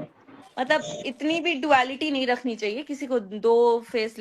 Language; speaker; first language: Hindi; native; Hindi